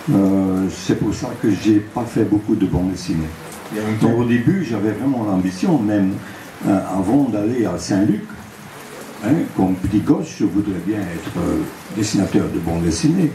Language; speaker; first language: French; non-native, local second language; Dutch